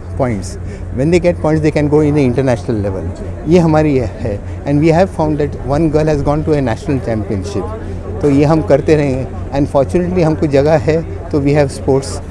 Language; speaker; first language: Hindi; non-native, local second language; Marathi